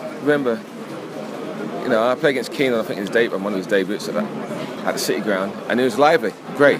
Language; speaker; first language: English; native; English